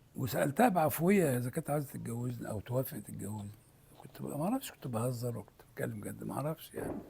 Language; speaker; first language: Egyptian Arabic; native; Egyptian Arabic